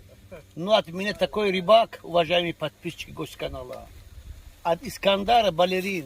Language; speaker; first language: Russian; non-native, learner; Tajik